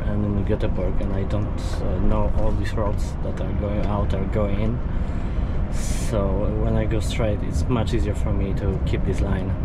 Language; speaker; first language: English; non-native, fluent; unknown